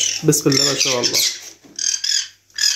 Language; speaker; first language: Arabic; native; Arabic